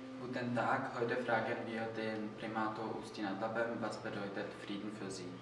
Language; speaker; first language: German; non-native, learner; Czech